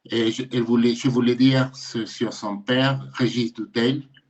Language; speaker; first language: French; non-native, fluent; Spanish